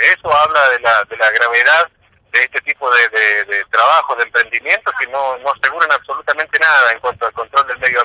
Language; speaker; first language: Spanish; native; Spanish